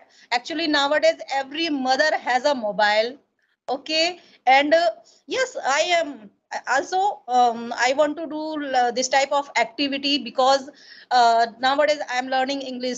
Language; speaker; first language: English; non-native, learner; Hindi